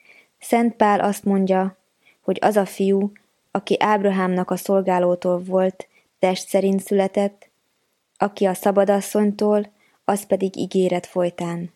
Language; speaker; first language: Hungarian; native; Hungarian